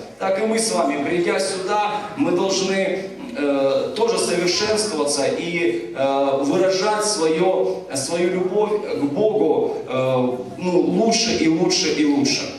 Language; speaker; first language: Russian; native; Russian